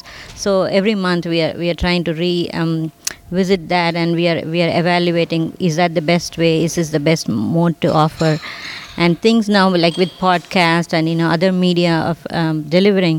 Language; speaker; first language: English; non-native, local second language; Tamil